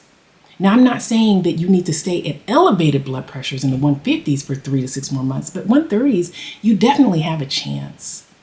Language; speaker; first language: English; native; English